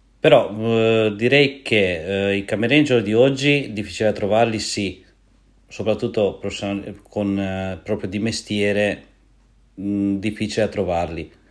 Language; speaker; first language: Italian; non-native, fluent; Romanian